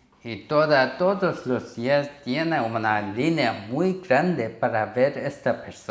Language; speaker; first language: Spanish; non-native, learner; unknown